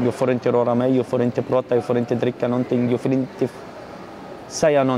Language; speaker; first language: Swedish; non-native, learner; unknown